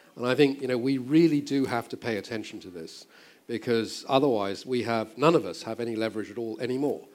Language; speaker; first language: English; native; English